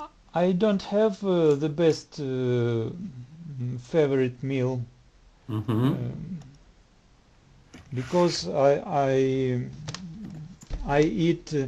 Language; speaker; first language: English; non-native, learner; Russian